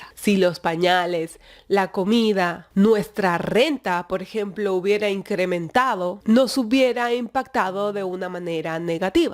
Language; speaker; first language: Spanish; native; Spanish